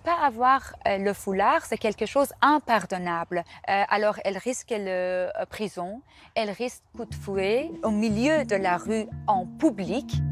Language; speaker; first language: French; non-native, fluent; Persian